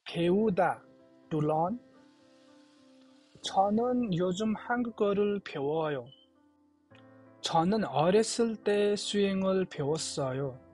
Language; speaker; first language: Korean; non-native, fluent; Nepali